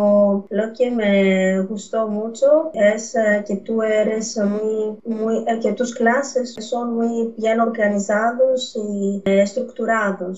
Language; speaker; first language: Spanish; non-native, fluent; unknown